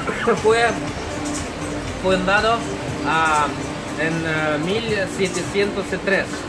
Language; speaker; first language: Spanish; non-native, fluent; Russian